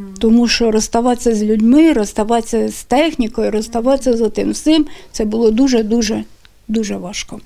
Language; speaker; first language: Ukrainian; native; Ukrainian